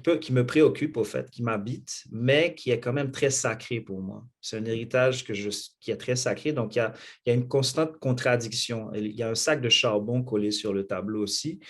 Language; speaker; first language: French; non-native, local second language; Haitian Creole